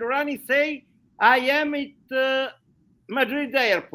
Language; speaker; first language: English; non-native, learner; Italian